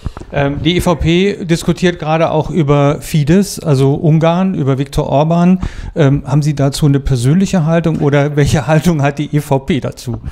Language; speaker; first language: German; native; German